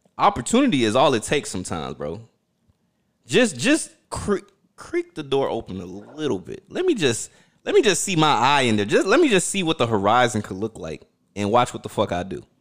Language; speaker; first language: English; early bilingual, other home language; Haitian Creole